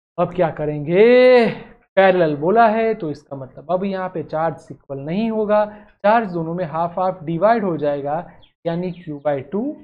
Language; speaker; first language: Hindi; non-native, local second language; Gujarati